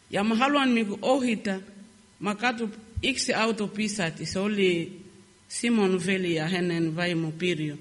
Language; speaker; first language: Finnish; non-native, learner; Lingala